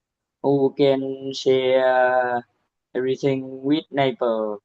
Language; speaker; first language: English; non-native, learner; Vietnamese